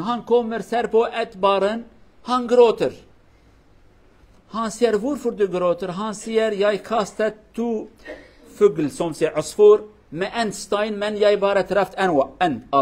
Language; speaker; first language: Norwegian; non-native, fluent; Kurdish